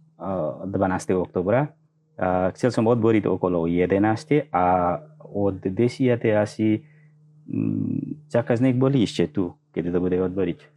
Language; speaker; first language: Slovak; non-native, learner; Nepali